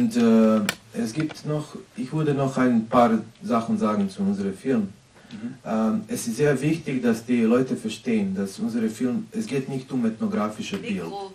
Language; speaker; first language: German; non-native, fluent; Serbian